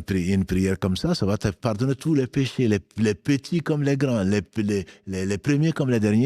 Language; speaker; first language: French; native; French